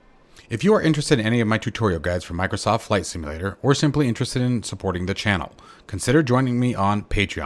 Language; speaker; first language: English; native; English